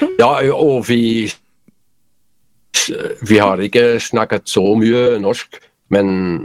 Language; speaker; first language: Norwegian; non-native, learner; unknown